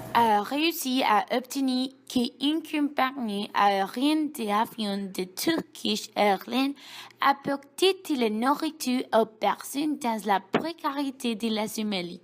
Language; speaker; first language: French; non-native, learner; Spanish